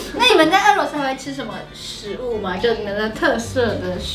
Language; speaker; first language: Chinese; native; Chinese